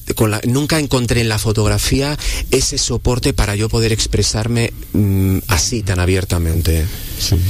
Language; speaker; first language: Spanish; native; Spanish